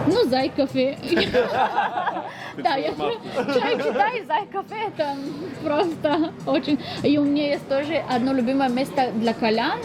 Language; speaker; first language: Russian; non-native, learner; Bulgarian